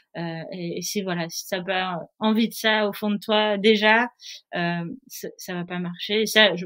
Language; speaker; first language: French; native; French